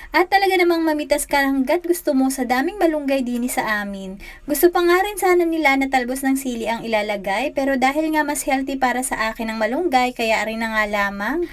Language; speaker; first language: Filipino; native; Filipino